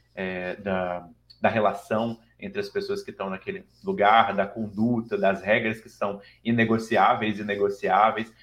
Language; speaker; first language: Portuguese; native; Portuguese